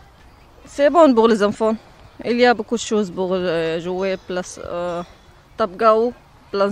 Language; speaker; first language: French; non-native, learner; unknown